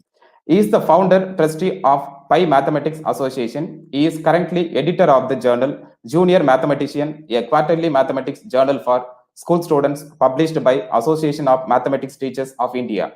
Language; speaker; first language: English; non-native, local second language; Tamil